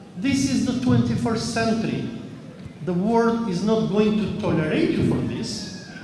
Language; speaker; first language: English; non-native, fluent; Albanian